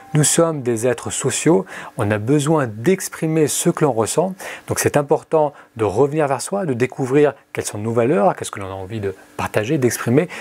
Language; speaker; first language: French; early bilingual, other home language; Arabic